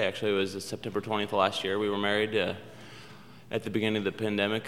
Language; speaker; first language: English; native; English